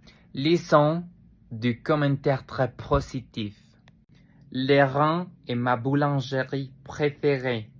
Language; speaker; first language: French; non-native, learner; Spanish